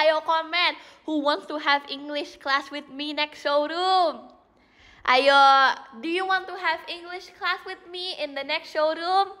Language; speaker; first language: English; non-native, learner; Indonesian